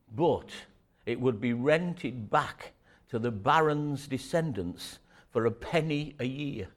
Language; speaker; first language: English; native; English